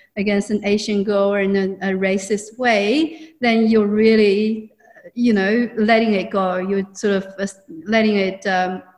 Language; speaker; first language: English; non-native, fluent; Chinese